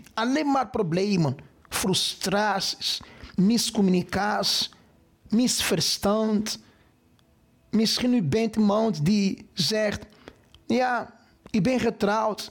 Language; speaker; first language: Dutch; non-native, fluent; Portuguese